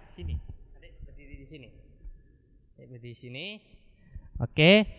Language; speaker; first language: Indonesian; native; Indonesian